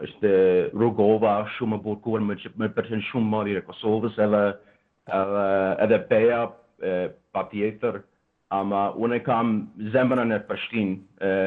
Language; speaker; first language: Albanian; non-native, learner; Danish